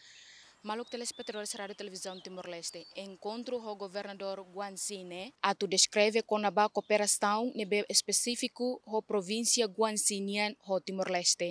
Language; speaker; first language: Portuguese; non-native, local second language; Tetum